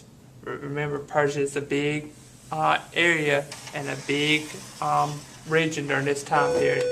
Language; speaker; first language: English; native; English